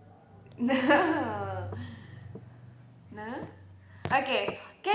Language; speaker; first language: English; non-native, learner; Indonesian